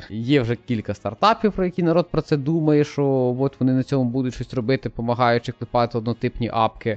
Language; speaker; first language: Ukrainian; non-native, local second language; Russian